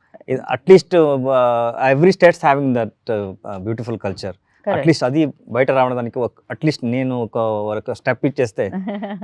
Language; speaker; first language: Telugu; non-native, learner; Kannada